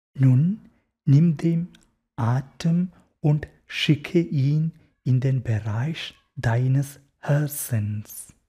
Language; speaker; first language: German; non-native, learner; Malayalam